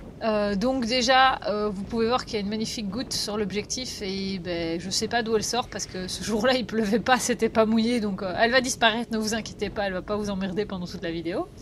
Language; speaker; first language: French; native; French